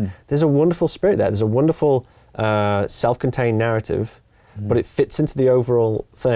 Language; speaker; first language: English; native; English